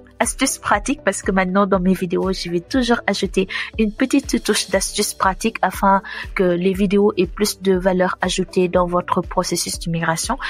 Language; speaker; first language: French; non-native, local second language; Wolof